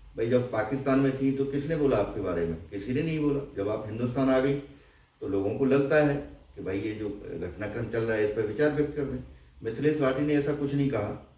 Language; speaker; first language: Hindi; native; Hindi